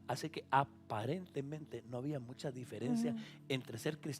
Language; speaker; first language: Spanish; native; Spanish